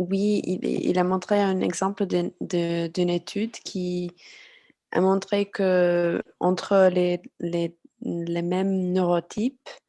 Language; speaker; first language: French; non-native, fluent; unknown